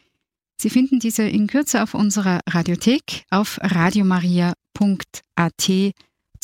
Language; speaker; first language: German; native; German